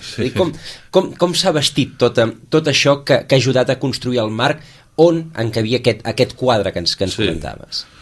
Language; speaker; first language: Catalan; native; Catalan